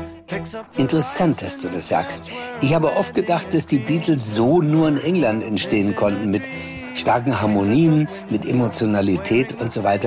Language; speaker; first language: German; native; German